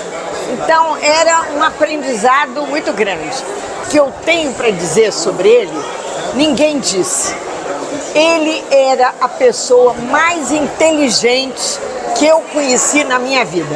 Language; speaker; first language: Portuguese; native; Portuguese